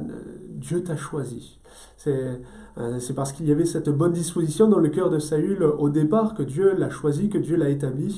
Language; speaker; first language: French; native; French